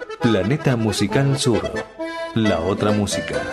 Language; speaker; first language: Spanish; native; Spanish